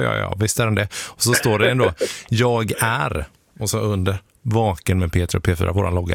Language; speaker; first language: Swedish; native; Swedish